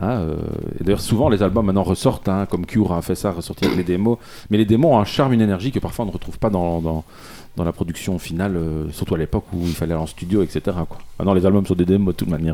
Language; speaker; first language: French; native; French